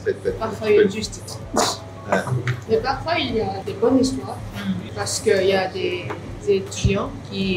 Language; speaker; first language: French; non-native, learner; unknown